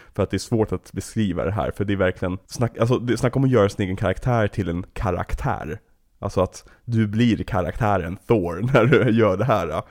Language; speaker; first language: Swedish; native; Swedish